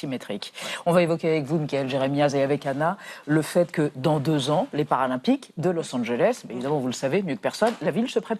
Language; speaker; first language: French; native; French